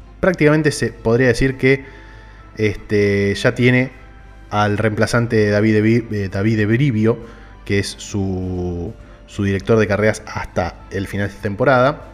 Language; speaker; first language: Spanish; native; Spanish